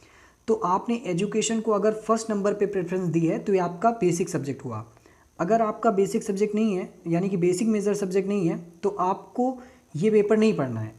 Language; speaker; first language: Hindi; native; Hindi